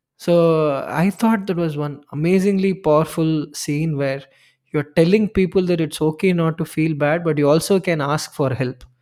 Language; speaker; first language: English; non-native, local second language; Tamil